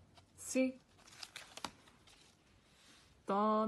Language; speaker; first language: Arabic; non-native, learner; English